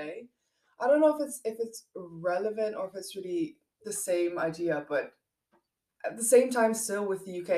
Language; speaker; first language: English; non-native, local second language; Dutch